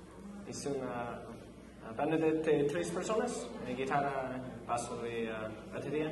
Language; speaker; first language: Spanish; non-native, learner; English